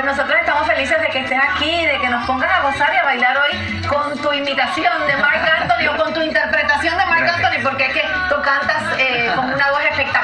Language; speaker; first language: Spanish; native; Spanish